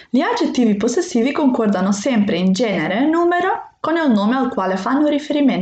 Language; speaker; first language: Italian; non-native, fluent; Macedonian